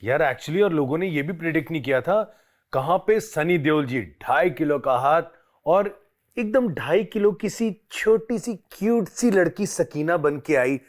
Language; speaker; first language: Hindi; native; Hindi